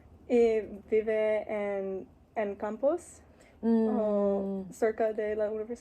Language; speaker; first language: Spanish; non-native, learner; English